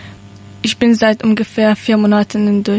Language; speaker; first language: German; non-native, learner; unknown